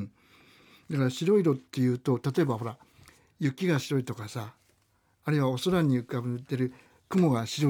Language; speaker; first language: Japanese; native; Japanese